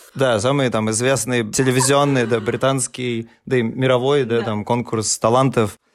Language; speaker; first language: Russian; native; Russian